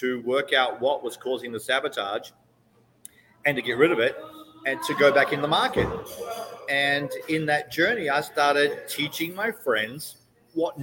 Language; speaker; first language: English; native; English